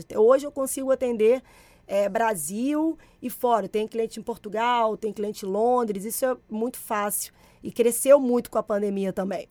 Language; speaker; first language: Portuguese; early bilingual, other home language; Spanish